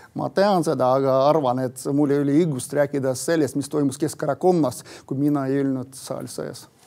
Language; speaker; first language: Estonian; non-native, local second language; Russian